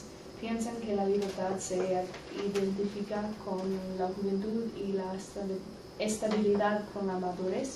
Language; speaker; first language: Spanish; non-native, learner; English